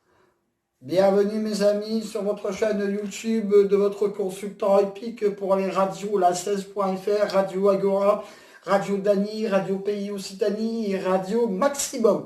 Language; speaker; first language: French; native; French